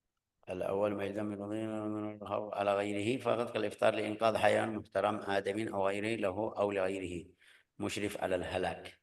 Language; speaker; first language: Arabic; native; Arabic